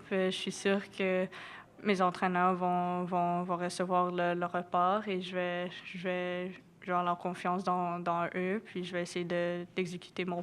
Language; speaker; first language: French; non-native, local second language; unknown